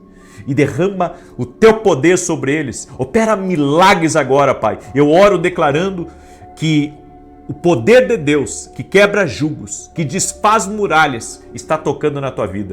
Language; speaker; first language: Portuguese; native; Portuguese